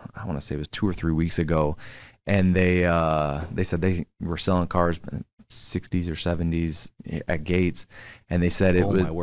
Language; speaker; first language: English; native; English